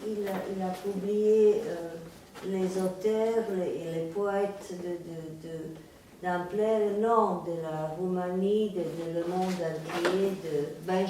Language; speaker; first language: French; non-native, fluent; Serbian